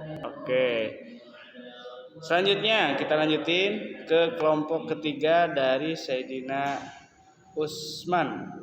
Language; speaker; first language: Indonesian; native; Indonesian